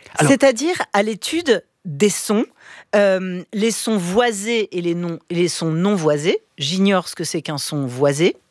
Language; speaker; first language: French; native; French